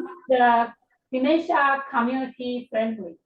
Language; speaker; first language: English; non-native, learner; Chinese